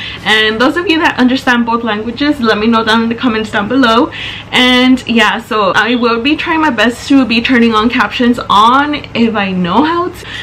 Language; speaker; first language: English; early bilingual, other home language; Spanish